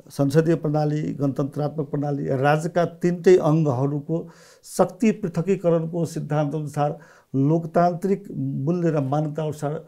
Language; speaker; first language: Nepali; non-native, local second language; Maithili